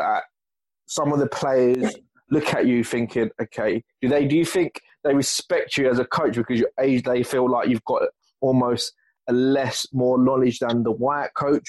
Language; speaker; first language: English; native; English